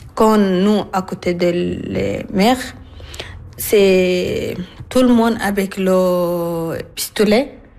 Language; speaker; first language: French; non-native, learner; Arabic